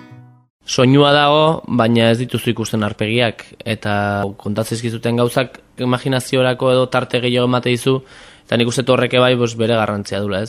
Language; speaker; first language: Basque; native; Basque